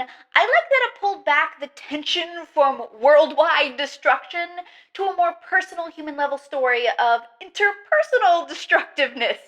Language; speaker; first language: English; native; English